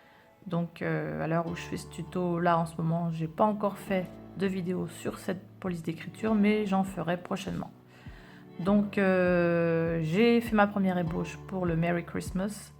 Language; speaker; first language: French; native; French